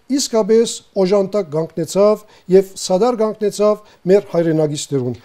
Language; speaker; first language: Armenian; early bilingual, heritage; Armenian